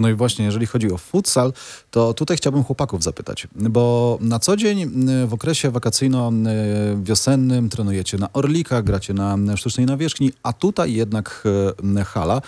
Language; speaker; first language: Polish; native; Polish